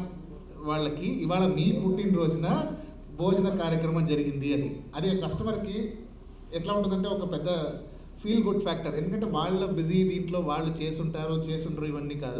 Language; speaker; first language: Telugu; native; Telugu